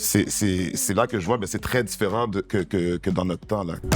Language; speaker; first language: French; native; French